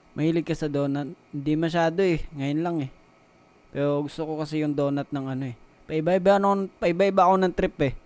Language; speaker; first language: Filipino; non-native, local second language; Cebuano